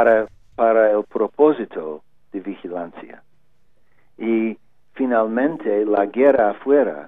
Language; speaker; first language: Spanish; non-native, learner; English